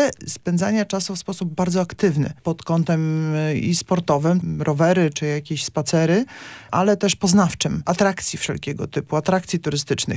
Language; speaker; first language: Polish; native; Polish